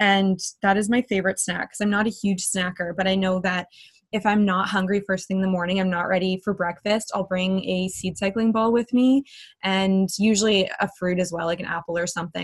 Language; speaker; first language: English; native; English